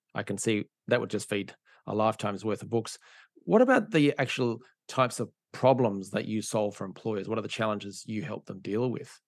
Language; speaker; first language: English; native; English